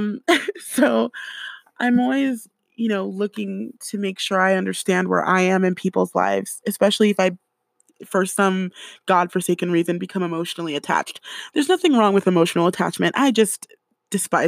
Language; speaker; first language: English; native; English